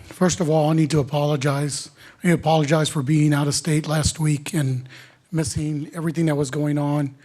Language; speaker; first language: English; native; English